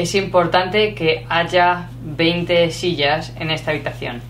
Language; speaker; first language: Spanish; non-native, learner; English